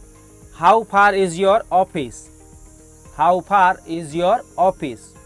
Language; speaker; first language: English; non-native, fluent; Hindi